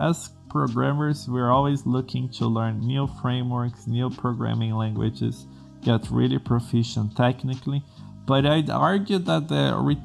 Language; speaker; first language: English; non-native, fluent; Portuguese